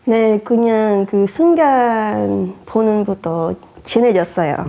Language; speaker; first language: Korean; non-native, learner; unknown